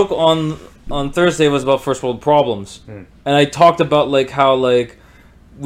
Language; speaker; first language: English; native; English